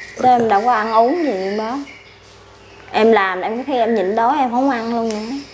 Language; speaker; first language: Vietnamese; early bilingual, heritage; Vietnamese